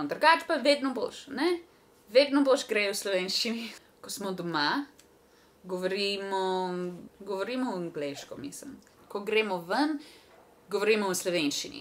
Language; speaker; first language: Slovenian; non-native, learner; English